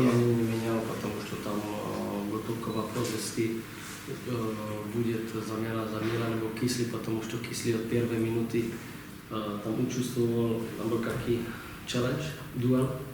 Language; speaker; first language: Russian; non-native, learner; Czech